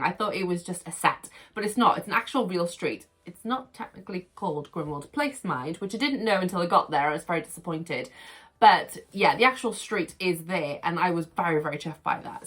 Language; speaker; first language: English; native; English